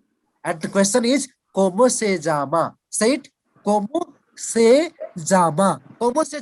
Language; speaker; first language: Spanish; non-native, fluent; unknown